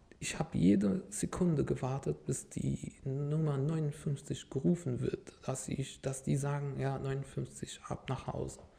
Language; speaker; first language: German; non-native, fluent; Arabic